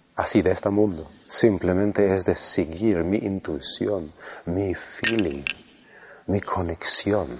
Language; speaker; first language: Spanish; non-native, fluent; Swedish